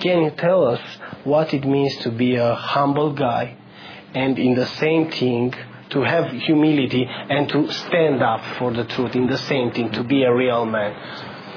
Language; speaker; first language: English; non-native, fluent; Romanian